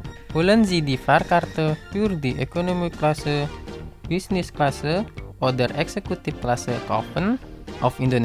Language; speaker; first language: German; non-native, fluent; Indonesian